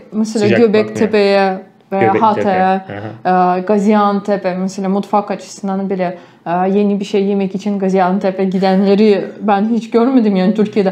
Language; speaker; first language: Turkish; non-native, fluent; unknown